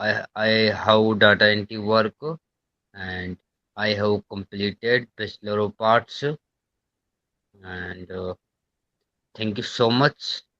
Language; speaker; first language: English; non-native, learner; Hindi